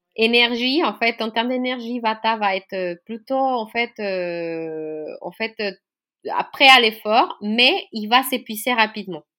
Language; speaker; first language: French; non-native, fluent; Spanish